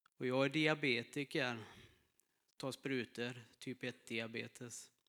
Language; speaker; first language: Swedish; native; Swedish